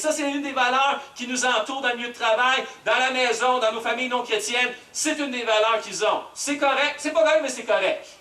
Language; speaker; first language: French; native; French